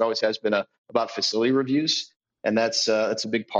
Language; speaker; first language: English; native; English